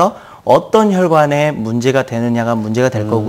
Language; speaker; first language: Korean; native; Korean